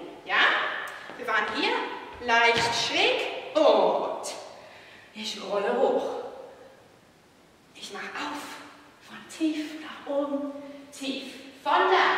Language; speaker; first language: German; non-native, fluent; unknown